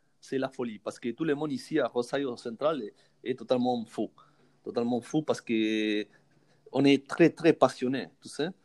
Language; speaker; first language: French; non-native, learner; Spanish